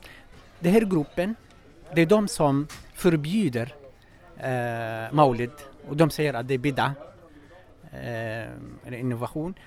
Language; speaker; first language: Swedish; non-native, fluent; Arabic